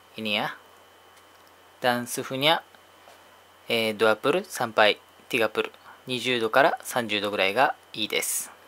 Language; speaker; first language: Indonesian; non-native, learner; Japanese